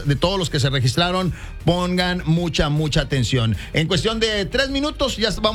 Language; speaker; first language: Spanish; native; Spanish